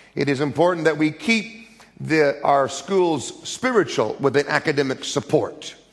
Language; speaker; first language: English; native; English